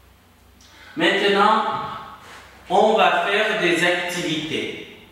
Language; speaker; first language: French; non-native, fluent; Uzbek